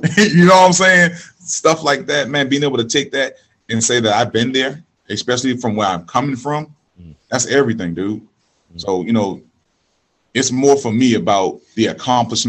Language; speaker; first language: English; native; English